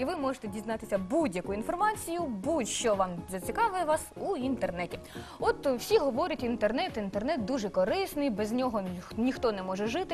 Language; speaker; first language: Ukrainian; native; Ukrainian